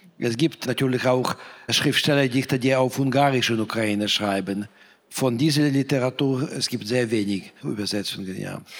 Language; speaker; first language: German; non-native, fluent; Russian